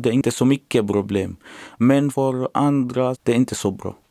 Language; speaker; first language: Swedish; non-native, learner; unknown